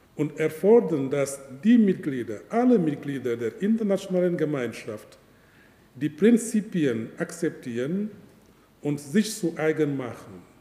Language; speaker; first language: German; non-native, fluent; Wolof